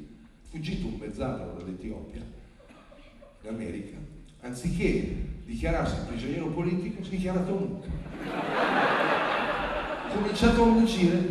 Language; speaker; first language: Italian; native; Italian